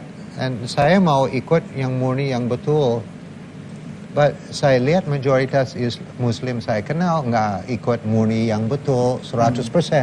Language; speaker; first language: Indonesian; non-native, learner; English